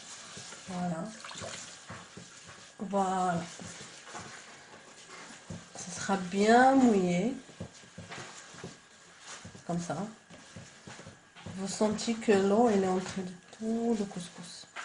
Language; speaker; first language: French; non-native, local second language; Arabic